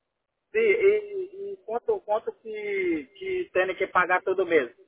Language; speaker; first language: Spanish; non-native, learner; Portuguese